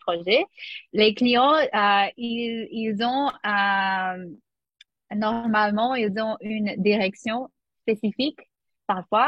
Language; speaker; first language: French; non-native, learner; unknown